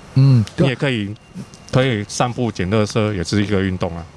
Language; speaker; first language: Chinese; native; Chinese